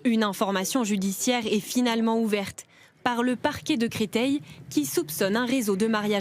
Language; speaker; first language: French; native; French